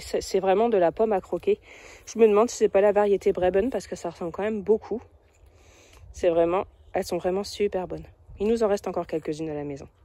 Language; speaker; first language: French; native; French